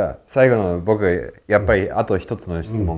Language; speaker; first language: Japanese; non-native, fluent; English